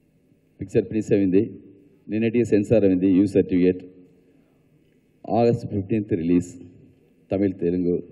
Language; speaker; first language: Telugu; non-native, learner; Tamil